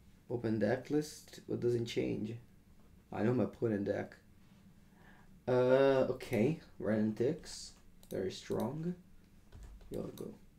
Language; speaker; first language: English; non-native, fluent; Italian